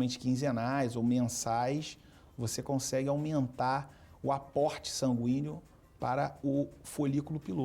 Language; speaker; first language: Portuguese; native; Portuguese